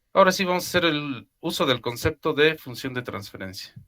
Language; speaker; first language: Spanish; native; Spanish